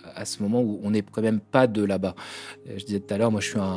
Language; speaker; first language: French; native; French